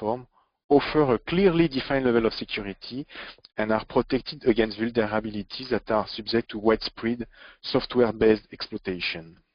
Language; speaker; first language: English; non-native, fluent; French